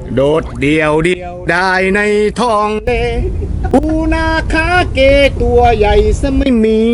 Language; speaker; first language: Thai; native; Thai